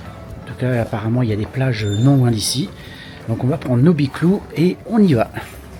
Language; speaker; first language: French; native; French